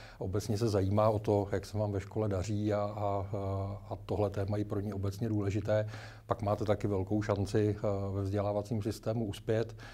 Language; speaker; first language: Czech; native; Czech